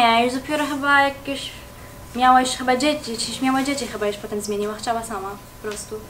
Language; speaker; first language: Polish; early bilingual, heritage; Arabic